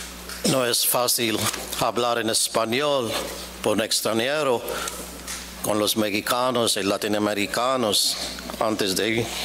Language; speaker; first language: Spanish; non-native, fluent; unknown